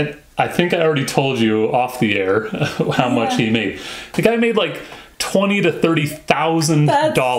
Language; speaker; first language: English; native; English